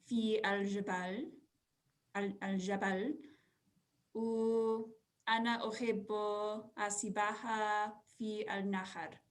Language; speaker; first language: Arabic; non-native, learner; English